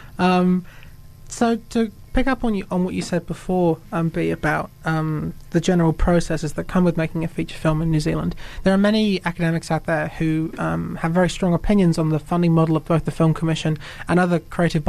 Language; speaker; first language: English; native; English